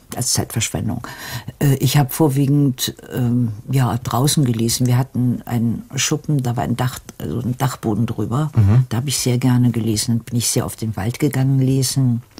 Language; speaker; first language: German; native; German